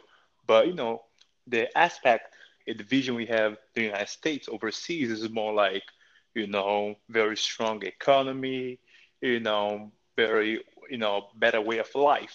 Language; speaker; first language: English; non-native, fluent; Portuguese